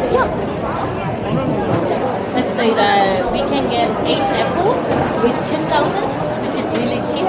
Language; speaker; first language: English; non-native, fluent; Korean